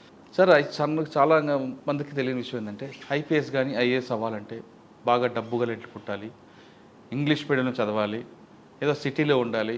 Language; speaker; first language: Telugu; native; Telugu